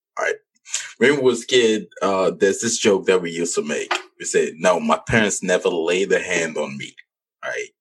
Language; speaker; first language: English; non-native, local second language; French